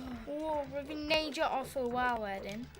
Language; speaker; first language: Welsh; non-native, local second language; English